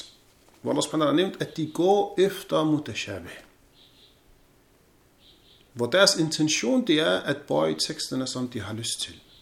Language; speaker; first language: Danish; non-native, fluent; Arabic